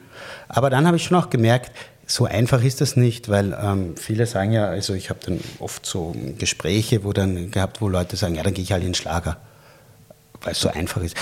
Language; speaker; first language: German; native; German